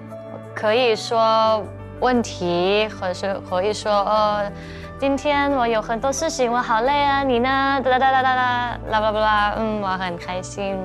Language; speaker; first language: Chinese; non-native, learner; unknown